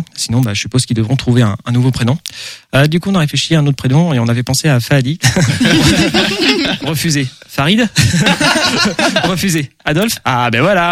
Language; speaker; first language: French; native; French